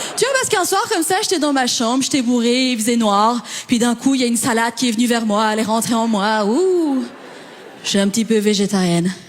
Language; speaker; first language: French; early bilingual, other home language; Persian